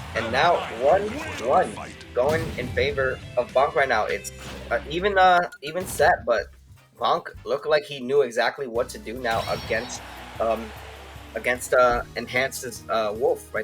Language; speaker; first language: English; native; English